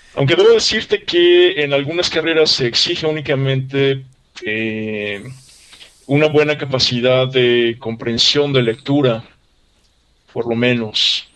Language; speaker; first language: Spanish; native; Spanish